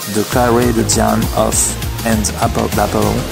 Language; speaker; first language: English; non-native, learner; French